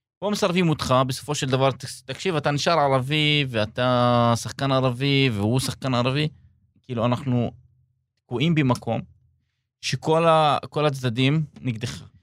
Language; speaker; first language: Hebrew; non-native, local second language; Arabic